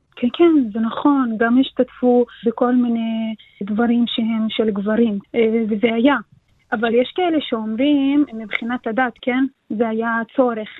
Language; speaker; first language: Hebrew; non-native, local second language; Arabic